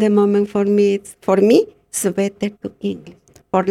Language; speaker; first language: English; non-native, learner; Spanish